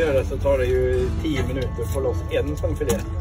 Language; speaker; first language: Swedish; native; Swedish